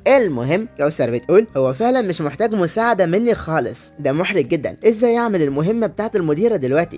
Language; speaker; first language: Arabic; native; Arabic